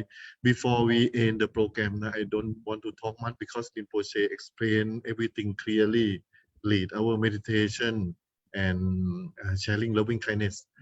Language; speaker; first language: English; non-native, fluent; Thai